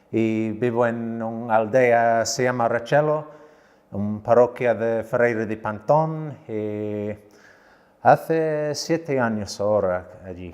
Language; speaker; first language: Spanish; non-native, learner; English